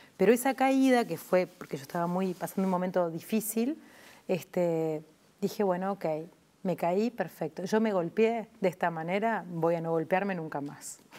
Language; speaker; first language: Spanish; native; Spanish